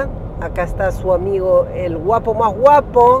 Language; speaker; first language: Spanish; native; Spanish